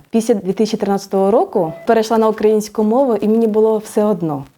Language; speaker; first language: Ukrainian; native; Ukrainian